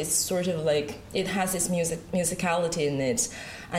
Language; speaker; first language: English; non-native, fluent; Chinese